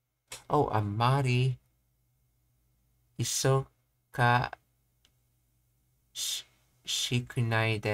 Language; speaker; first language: Japanese; non-native, learner; English